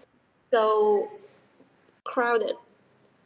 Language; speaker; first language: English; non-native, learner; Vietnamese